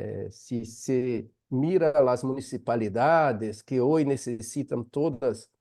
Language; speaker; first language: Spanish; non-native, fluent; Portuguese